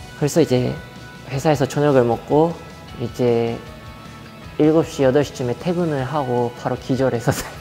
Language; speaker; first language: Korean; early bilingual, heritage; Japanese